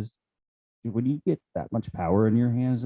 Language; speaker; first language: English; native; English